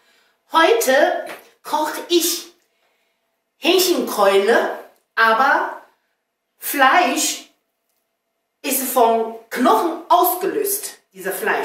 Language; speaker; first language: German; non-native, learner; Chinese